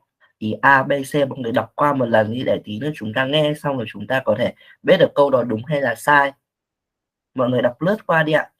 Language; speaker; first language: Vietnamese; native; Vietnamese